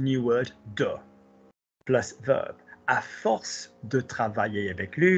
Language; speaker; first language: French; non-native, fluent; English